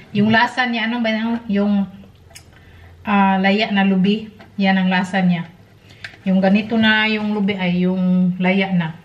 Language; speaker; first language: Filipino; non-native, local second language; Cebuano